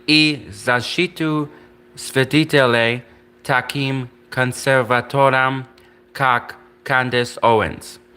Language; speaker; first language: Russian; non-native, learner; English